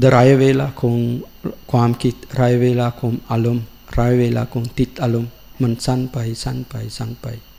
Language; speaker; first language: Thai; non-native, learner; Sinhala